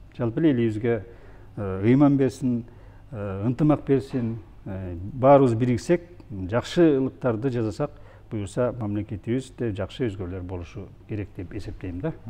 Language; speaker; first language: Kyrgyz; native; Kyrgyz